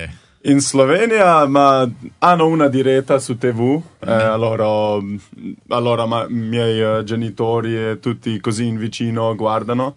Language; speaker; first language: Italian; non-native, learner; Slovenian